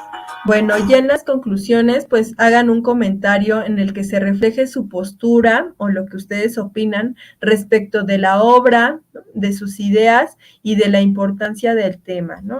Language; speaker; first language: Spanish; native; Spanish